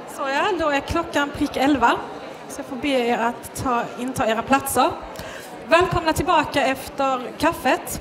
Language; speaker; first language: Swedish; native; Swedish